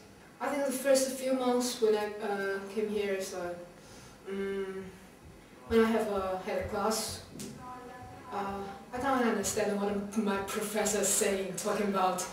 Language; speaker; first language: English; non-native, learner; Chinese